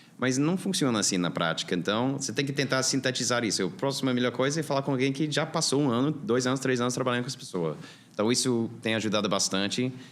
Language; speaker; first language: Portuguese; non-native, fluent; English